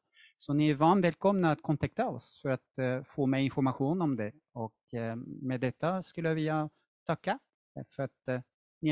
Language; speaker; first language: Swedish; non-native, fluent; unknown